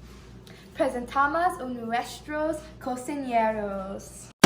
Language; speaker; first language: Spanish; non-native, learner; English